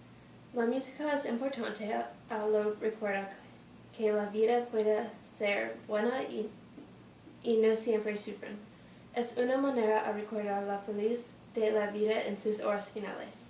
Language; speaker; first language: Spanish; non-native, learner; English